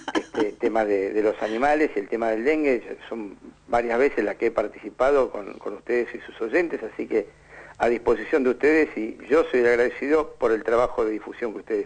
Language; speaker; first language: Spanish; native; Spanish